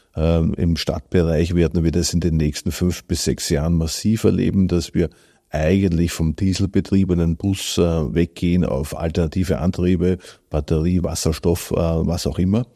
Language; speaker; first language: German; native; German